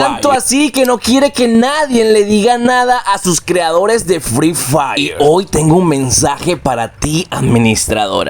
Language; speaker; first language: Spanish; native; Spanish